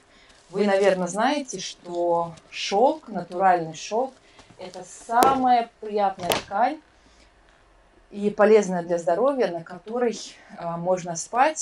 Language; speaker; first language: Russian; native; Russian